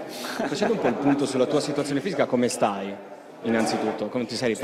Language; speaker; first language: Italian; native; Italian